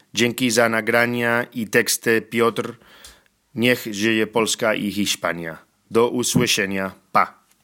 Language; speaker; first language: Polish; non-native, learner; Spanish